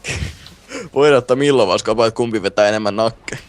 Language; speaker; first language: Finnish; native; Finnish